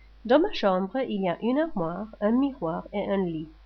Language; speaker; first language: French; non-native, learner; English